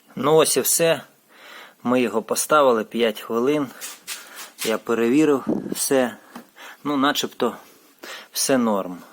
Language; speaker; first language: Ukrainian; non-native, local second language; Russian